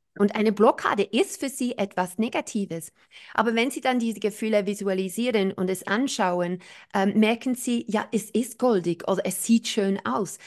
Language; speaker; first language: German; non-native, fluent; English